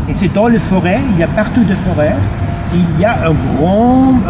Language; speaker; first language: French; non-native, learner; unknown